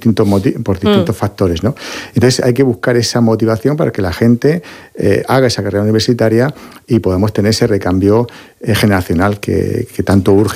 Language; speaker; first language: Spanish; native; Spanish